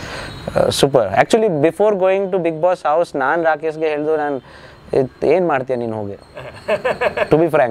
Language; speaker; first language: Kannada; non-native, learner; Nepali